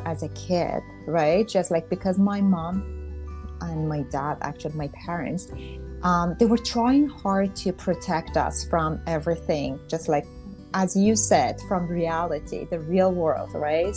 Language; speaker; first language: English; non-native, fluent; Persian